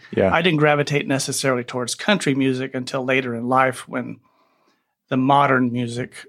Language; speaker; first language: English; native; English